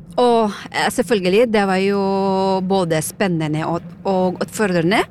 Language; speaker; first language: Norwegian; non-native, fluent; Filipino